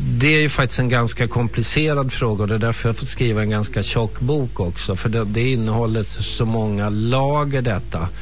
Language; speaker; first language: Swedish; native; Swedish